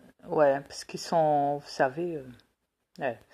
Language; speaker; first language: French; native; French